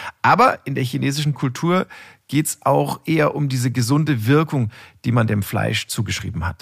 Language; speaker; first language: German; native; German